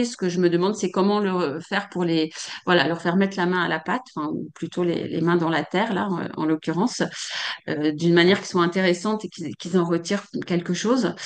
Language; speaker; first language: French; native; French